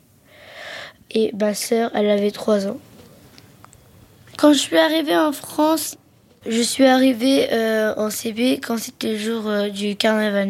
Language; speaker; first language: French; early bilingual, other home language; Arabic